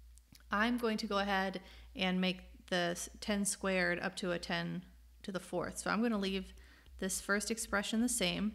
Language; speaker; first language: English; native; English